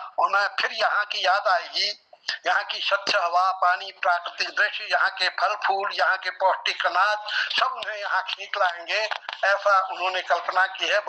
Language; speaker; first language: Hindi; non-native, local second language; Nepali